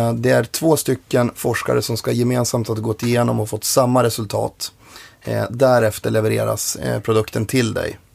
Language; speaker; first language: Swedish; native; Swedish